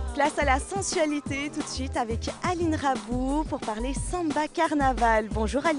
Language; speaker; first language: French; native; French